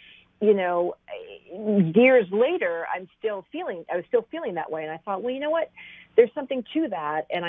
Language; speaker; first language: English; native; English